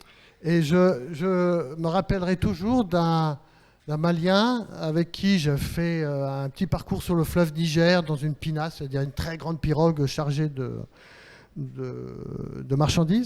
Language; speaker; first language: French; native; French